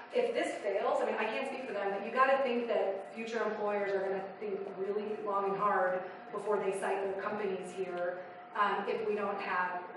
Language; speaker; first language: English; native; English